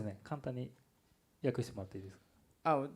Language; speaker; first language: Japanese; native; Japanese